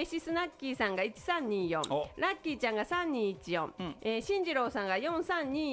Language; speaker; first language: Japanese; native; Japanese